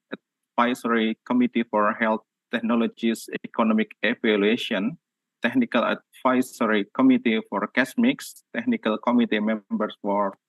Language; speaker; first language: English; non-native, learner; Indonesian